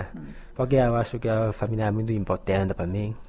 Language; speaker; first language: Portuguese; non-native, learner; Chinese